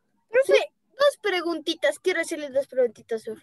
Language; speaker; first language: Spanish; native; Spanish